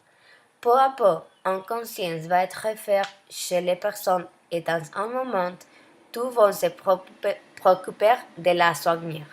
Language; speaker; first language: French; non-native, learner; Spanish